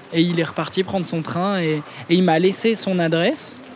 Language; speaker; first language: French; native; French